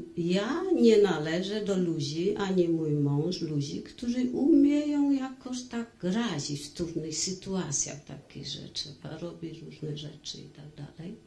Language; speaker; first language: Polish; non-native, fluent; Vietnamese